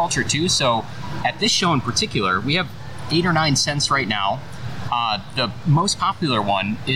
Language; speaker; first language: English; native; English